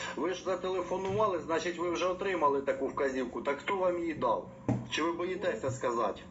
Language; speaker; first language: Ukrainian; non-native, local second language; Russian